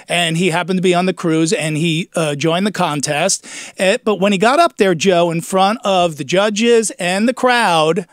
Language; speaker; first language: English; native; English